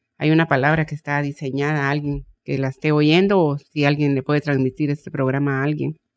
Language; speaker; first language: Spanish; native; Spanish